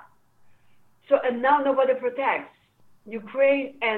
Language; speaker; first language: English; non-native, fluent; Ukrainian